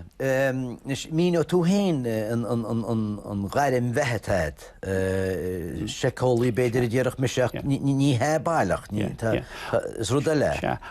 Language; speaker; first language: Irish; native; Irish